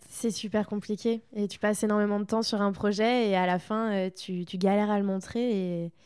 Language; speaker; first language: French; native; French